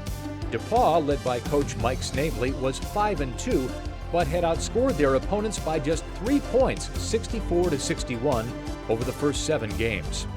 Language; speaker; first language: English; native; English